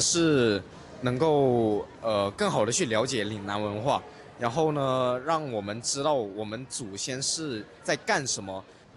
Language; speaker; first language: Chinese; native; Chinese